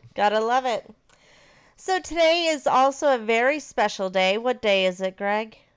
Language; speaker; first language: English; native; English